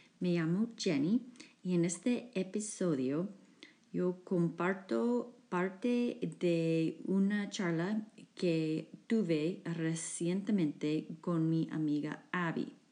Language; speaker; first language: Spanish; non-native, fluent; English